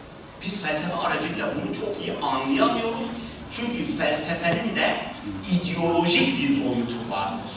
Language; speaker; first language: Turkish; native; Turkish